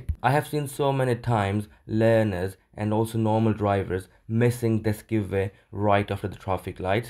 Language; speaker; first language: English; non-native, fluent; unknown